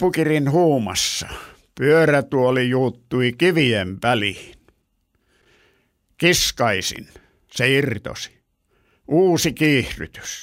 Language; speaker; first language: Finnish; native; Finnish